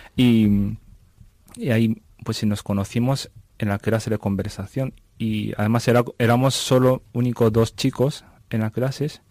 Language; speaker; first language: Spanish; non-native, fluent; Japanese